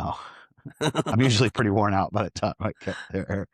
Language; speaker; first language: English; native; English